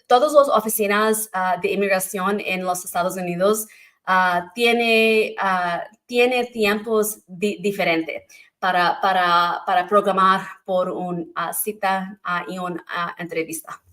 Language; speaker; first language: Spanish; non-native, learner; English